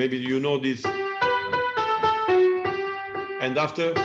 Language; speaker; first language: English; non-native, learner; Italian